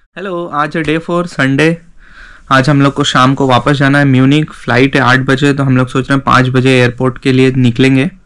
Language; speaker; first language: Hindi; native; Hindi